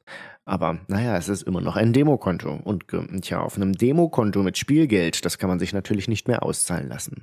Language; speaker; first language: German; native; German